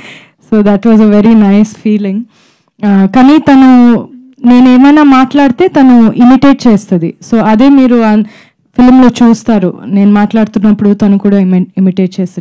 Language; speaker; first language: Telugu; non-native, fluent; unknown